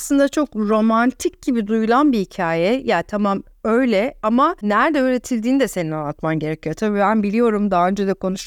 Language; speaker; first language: Turkish; native; Turkish